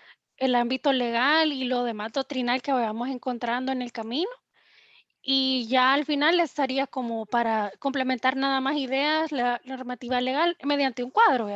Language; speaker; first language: Spanish; native; Spanish